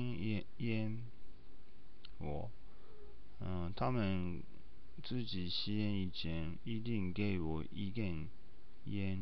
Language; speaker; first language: Chinese; non-native, learner; Japanese